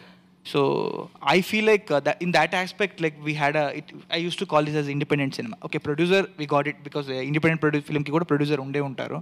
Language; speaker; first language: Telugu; native; Telugu